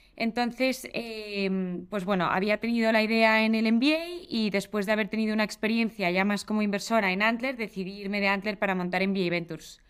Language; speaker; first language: Spanish; native; Spanish